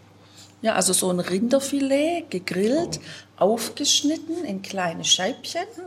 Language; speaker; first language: German; native; German